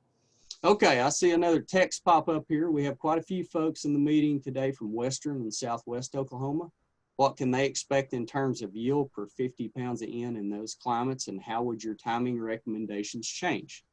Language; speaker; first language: English; native; English